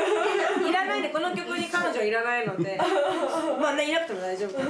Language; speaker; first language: Japanese; native; Japanese